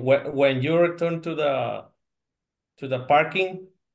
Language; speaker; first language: English; non-native, learner; Spanish